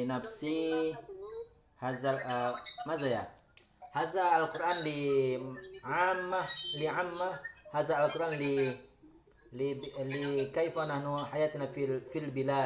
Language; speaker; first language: Arabic; non-native, learner; Indonesian